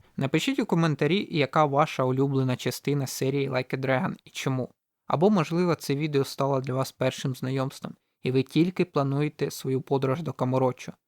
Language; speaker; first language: Ukrainian; native; Ukrainian